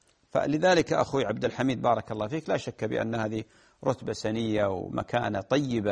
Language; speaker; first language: Arabic; native; Arabic